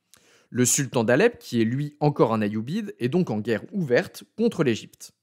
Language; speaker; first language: French; native; French